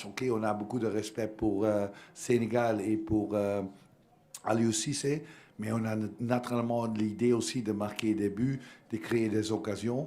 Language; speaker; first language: French; non-native, learner; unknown